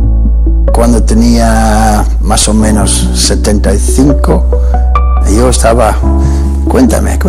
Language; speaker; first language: Spanish; non-native, fluent; Dutch